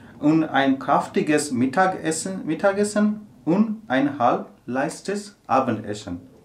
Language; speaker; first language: German; non-native, learner; Gujarati